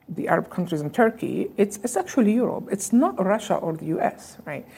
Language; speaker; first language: English; non-native, fluent; Arabic